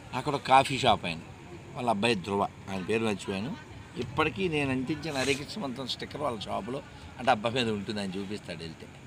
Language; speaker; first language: Telugu; non-native, fluent; Hindi